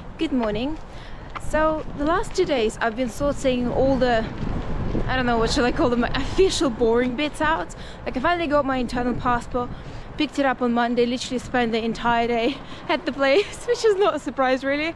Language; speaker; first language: English; non-native, fluent; Russian